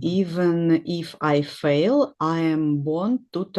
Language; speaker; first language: English; non-native, learner; Russian